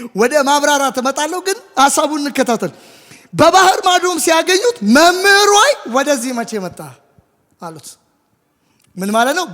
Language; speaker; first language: Amharic; native; Amharic